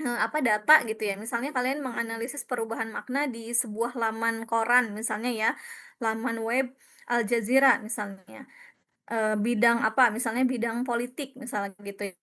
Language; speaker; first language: Indonesian; native; Indonesian